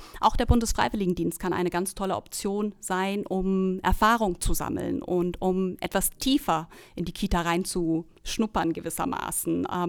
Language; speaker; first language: German; native; German